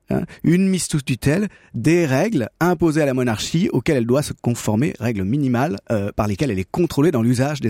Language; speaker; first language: French; native; French